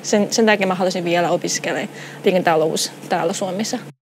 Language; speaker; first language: Finnish; non-native, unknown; Chinese